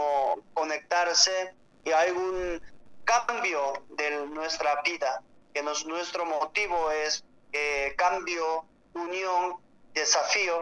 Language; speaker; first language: Spanish; non-native, learner; Korean